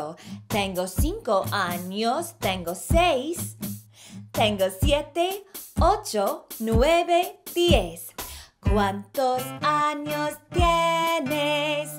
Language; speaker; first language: Spanish; non-native, fluent; English